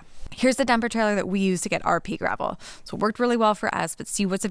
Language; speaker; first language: English; native; English